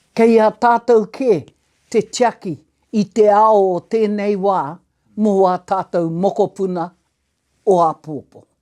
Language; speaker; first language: Māori; native; Māori